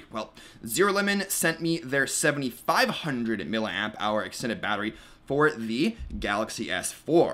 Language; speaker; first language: English; native; English